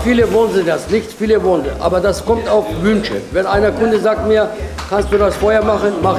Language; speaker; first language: German; non-native, learner; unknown